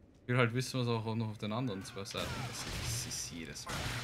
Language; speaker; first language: German; native; German